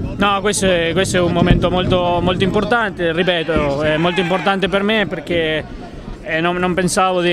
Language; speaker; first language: Italian; non-native, fluent; Spanish